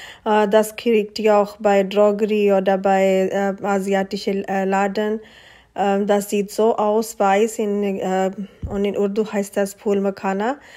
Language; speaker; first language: German; non-native, learner; Urdu